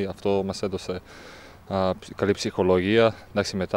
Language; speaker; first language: Greek; non-native, fluent; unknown